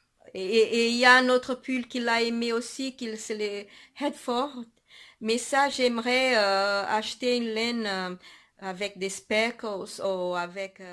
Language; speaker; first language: French; non-native, fluent; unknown